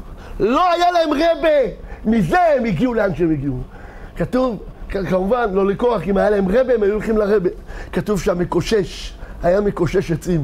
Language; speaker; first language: Hebrew; native; Hebrew